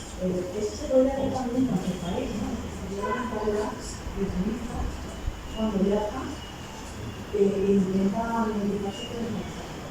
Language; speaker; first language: Spanish; non-native, learner; Arabic